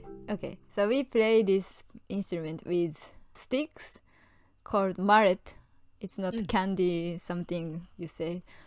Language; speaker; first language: English; non-native, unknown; Japanese